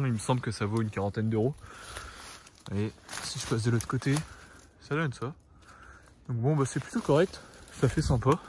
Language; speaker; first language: French; native; French